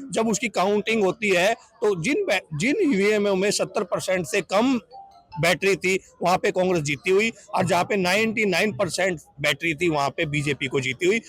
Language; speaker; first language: Hindi; native; Hindi